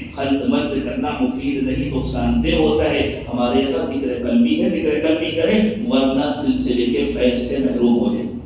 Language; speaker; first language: Urdu; native; Urdu